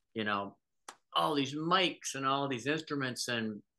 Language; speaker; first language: English; native; English